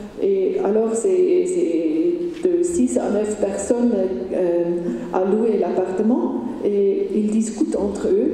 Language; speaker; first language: French; non-native, fluent; German